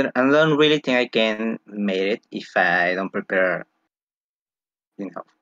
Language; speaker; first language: English; non-native, fluent; Spanish